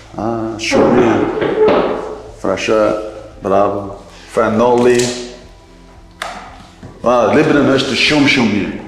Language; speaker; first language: Albanian; non-native, learner; English